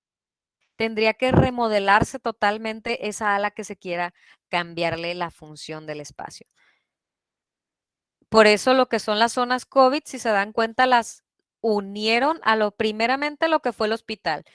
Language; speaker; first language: Spanish; native; Spanish